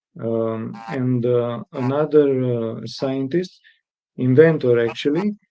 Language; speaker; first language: English; non-native, fluent; Romanian